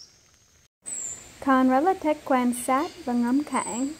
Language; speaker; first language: Vietnamese; non-native, fluent; English